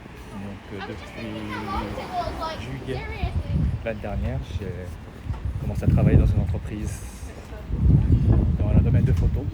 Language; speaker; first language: French; non-native, learner; Japanese